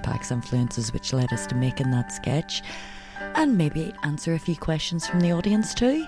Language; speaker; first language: English; native; English